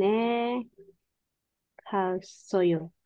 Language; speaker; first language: Korean; non-native, learner; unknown